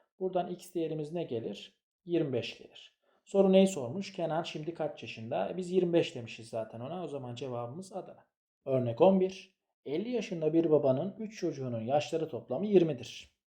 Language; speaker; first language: Turkish; native; Turkish